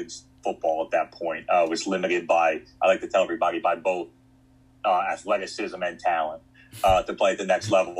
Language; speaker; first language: English; native; English